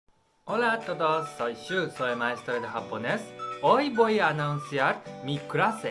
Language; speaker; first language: Spanish; non-native, learner; Japanese